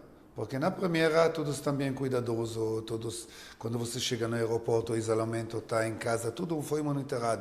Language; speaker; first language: Portuguese; non-native, learner; Hebrew